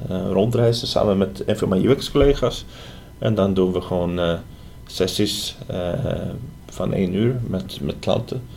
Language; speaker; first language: Dutch; non-native, fluent; Swedish